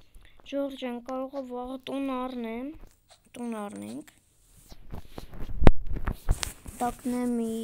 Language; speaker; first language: Armenian; early bilingual, heritage; Armenian